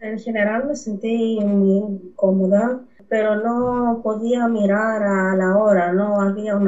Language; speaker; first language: Spanish; non-native, fluent; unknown